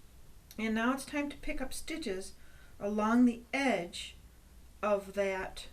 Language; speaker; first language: English; native; English